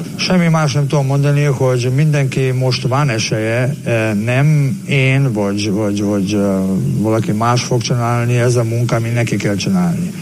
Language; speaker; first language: Hungarian; non-native, learner; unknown